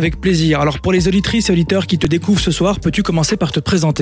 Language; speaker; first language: French; native; French